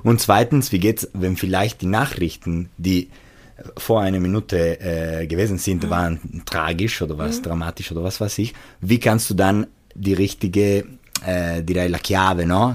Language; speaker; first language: German; non-native, local second language; Italian